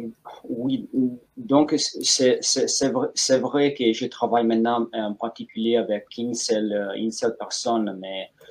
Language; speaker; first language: French; non-native, fluent; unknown